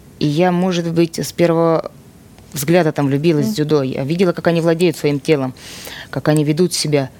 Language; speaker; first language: Russian; native; Russian